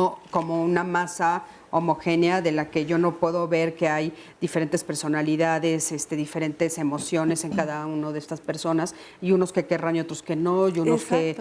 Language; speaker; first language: Spanish; native; Spanish